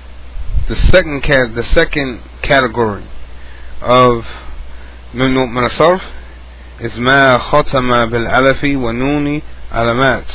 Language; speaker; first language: Arabic; non-native, fluent; English